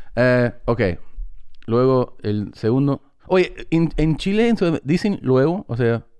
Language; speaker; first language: Spanish; early bilingual, heritage; English